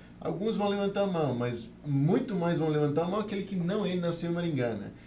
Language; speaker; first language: Portuguese; non-native, fluent; Spanish